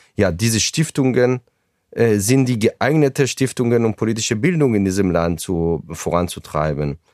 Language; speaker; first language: German; non-native, fluent; Hebrew